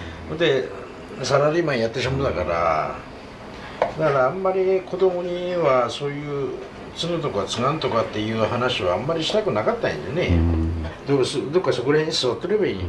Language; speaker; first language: Japanese; native; Japanese